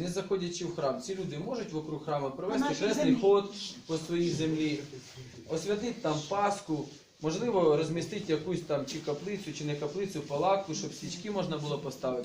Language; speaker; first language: Ukrainian; native; Ukrainian